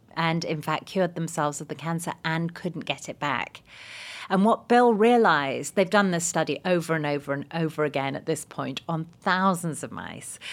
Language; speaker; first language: English; native; English